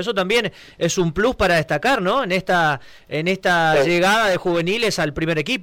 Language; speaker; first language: Spanish; native; Spanish